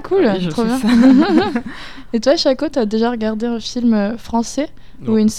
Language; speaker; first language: French; native; French